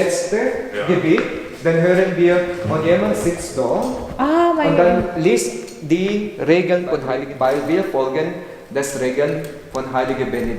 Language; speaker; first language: German; non-native, learner; Filipino